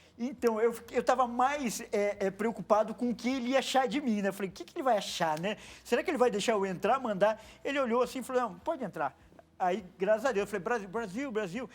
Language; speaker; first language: Portuguese; native; Portuguese